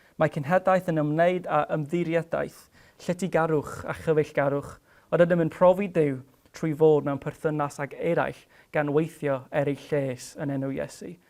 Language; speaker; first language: Welsh; non-native, fluent; English